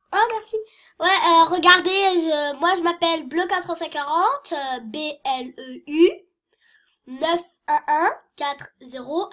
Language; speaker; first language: French; native; French